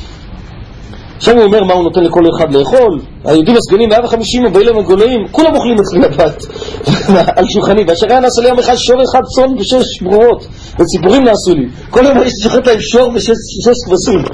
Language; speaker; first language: Hebrew; native; Hebrew